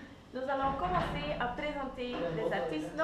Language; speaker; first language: French; non-native, learner; Dutch